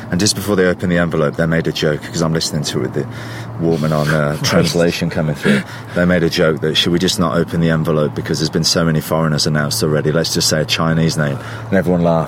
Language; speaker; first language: English; native; English